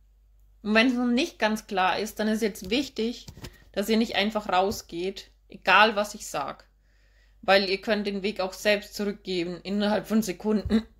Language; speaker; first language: German; native; German